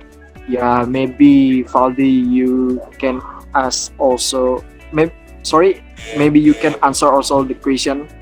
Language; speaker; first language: English; non-native, learner; Indonesian